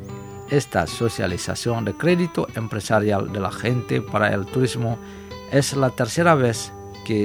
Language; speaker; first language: Spanish; non-native, fluent; Indonesian